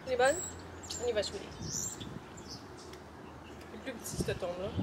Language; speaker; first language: French; native; French